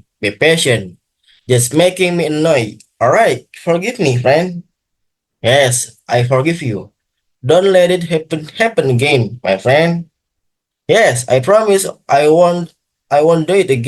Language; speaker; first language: English; non-native, learner; Indonesian